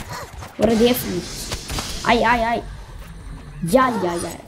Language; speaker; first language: Swedish; early bilingual, other home language; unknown